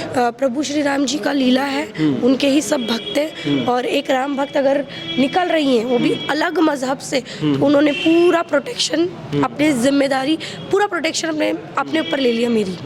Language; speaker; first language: Hindi; native; Hindi